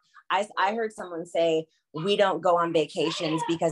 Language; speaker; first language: English; native; English